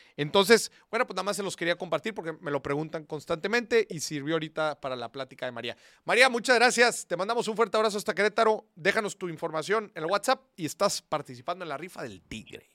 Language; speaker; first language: Spanish; native; Spanish